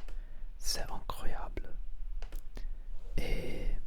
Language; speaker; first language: French; non-native, learner; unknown